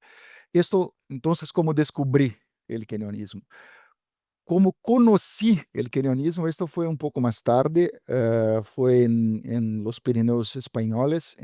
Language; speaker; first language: Spanish; non-native, fluent; Portuguese